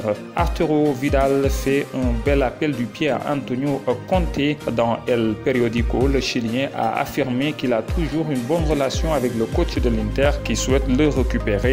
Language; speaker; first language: French; non-native, local second language; Wolof